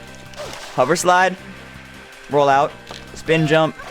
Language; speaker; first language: English; native; English